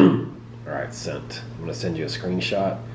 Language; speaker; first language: English; native; English